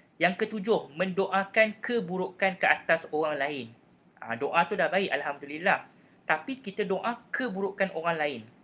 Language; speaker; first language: Malay; native; Malay